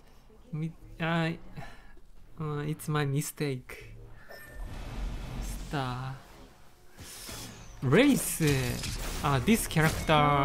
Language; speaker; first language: English; non-native, learner; Japanese